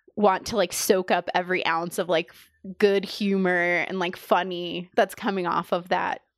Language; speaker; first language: English; native; English